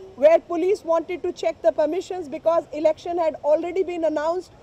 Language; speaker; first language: English; non-native, local second language; Hindi